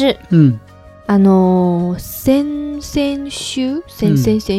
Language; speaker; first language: Japanese; non-native, fluent; Chinese